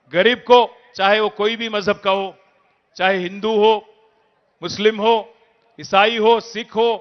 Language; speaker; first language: Hindi; non-native, local second language; Telugu